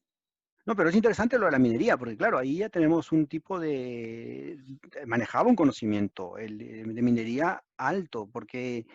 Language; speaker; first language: Spanish; native; Spanish